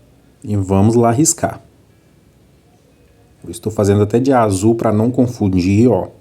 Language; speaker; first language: Portuguese; native; Portuguese